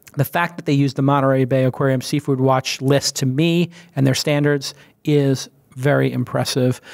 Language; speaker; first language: English; native; English